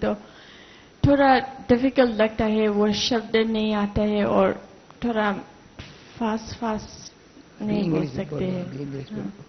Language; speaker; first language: Hindi; non-native, learner; English